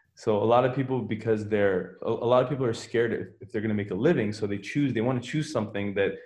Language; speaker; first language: English; native; English